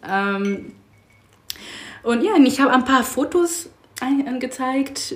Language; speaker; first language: German; non-native, learner; English